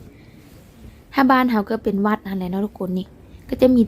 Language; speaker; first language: Thai; non-native, local second language; Lao